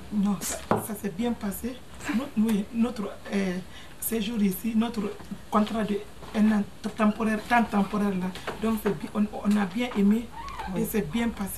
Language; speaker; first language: French; non-native, fluent; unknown